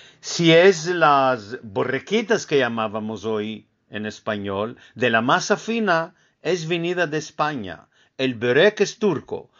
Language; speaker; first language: Spanish; early bilingual, heritage; Ladino